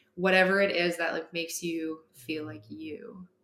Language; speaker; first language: English; native; English